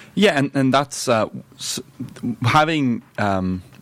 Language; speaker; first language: English; non-native, fluent; Norwegian